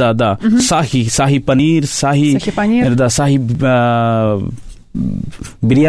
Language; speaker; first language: Russian; non-native, learner; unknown